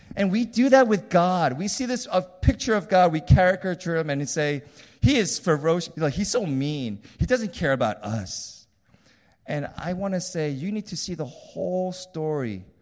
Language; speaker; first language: English; early bilingual, other home language; Korean